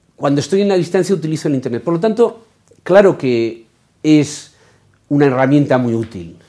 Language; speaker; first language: Spanish; native; Spanish